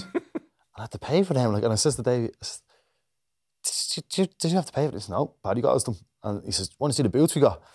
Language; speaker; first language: English; native; English